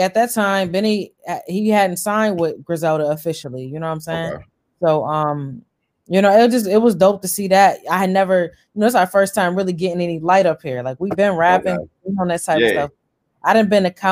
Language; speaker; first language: English; native; English